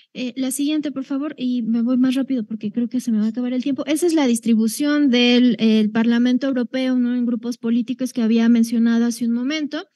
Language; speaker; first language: Spanish; native; Spanish